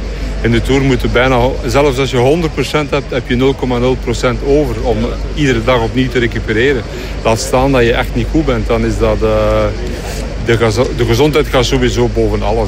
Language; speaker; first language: Dutch; native; Dutch